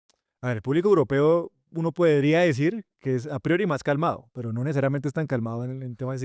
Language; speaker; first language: Spanish; native; Spanish